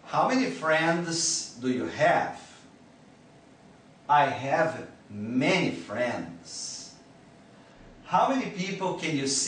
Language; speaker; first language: English; non-native, fluent; Portuguese